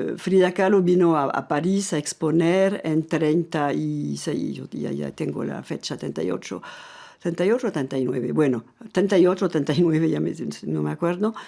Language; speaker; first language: Spanish; non-native, fluent; French